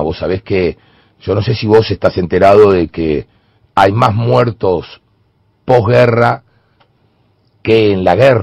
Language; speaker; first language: Spanish; native; Spanish